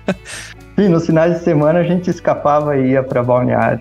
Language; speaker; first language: Portuguese; native; Portuguese